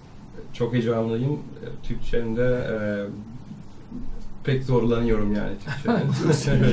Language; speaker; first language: Turkish; non-native, learner; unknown